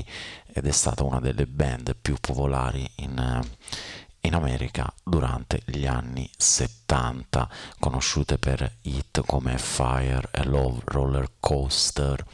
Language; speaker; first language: Italian; native; Italian